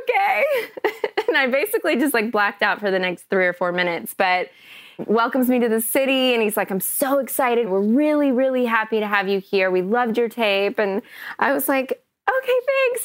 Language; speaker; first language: English; native; English